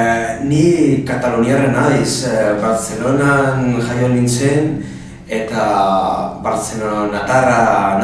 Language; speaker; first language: Basque; non-native, learner; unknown